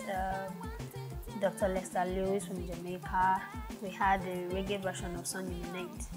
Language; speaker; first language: English; non-native, local second language; Yoruba